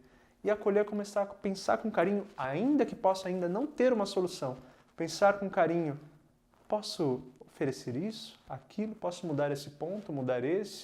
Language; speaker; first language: Portuguese; native; Portuguese